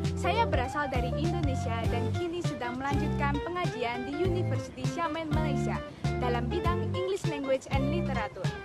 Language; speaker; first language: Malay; non-native, learner; Indonesian